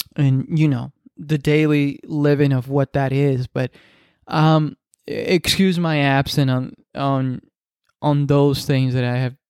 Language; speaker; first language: English; non-native, fluent; Spanish